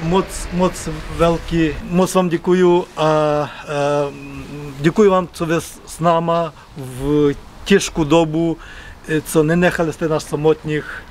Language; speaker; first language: Czech; non-native, learner; Ukrainian